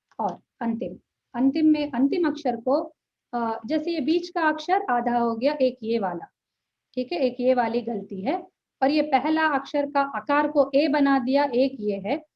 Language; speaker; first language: Hindi; non-native, local second language; Telugu